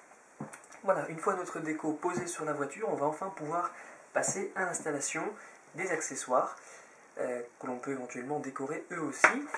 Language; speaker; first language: French; native; French